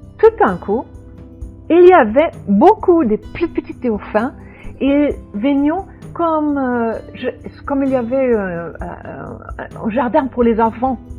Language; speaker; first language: French; non-native, learner; German